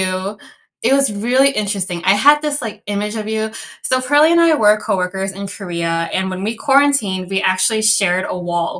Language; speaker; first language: English; early bilingual, other home language; Cantonese